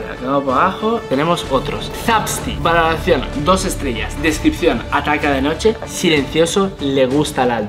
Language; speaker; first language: Spanish; native; Spanish